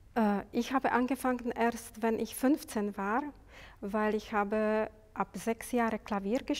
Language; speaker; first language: German; non-native, fluent; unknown